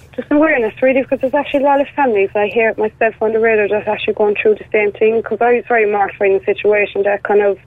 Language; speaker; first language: English; native; English